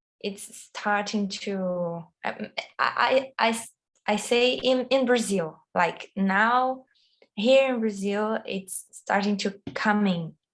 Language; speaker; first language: English; non-native, learner; Portuguese